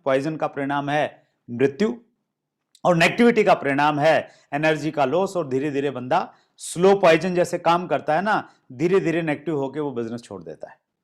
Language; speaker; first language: Hindi; native; Hindi